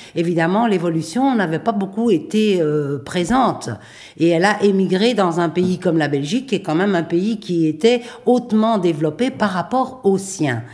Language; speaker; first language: French; native; French